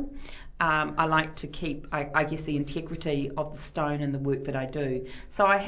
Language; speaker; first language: English; native; English